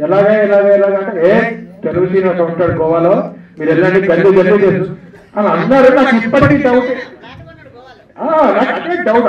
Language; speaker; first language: Telugu; native; Telugu